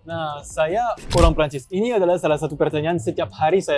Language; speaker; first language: Indonesian; non-native, fluent; French